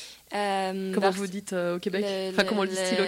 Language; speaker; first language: French; native; French